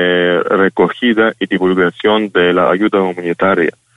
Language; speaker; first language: Spanish; non-native, fluent; Ukrainian